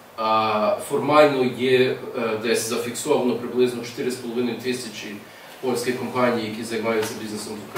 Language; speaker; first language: Ukrainian; early bilingual, heritage; English